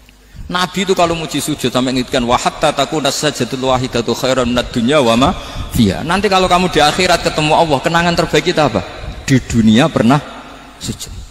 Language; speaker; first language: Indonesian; non-native, local second language; Javanese